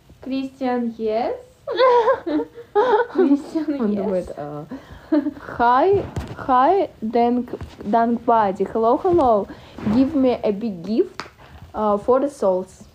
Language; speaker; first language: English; non-native, learner; Russian